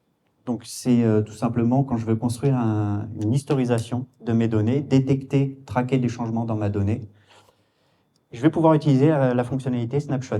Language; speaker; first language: French; native; French